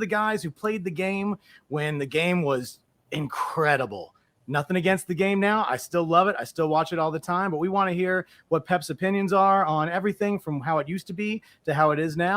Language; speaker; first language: English; native; English